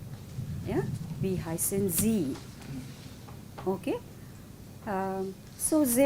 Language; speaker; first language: German; non-native, fluent; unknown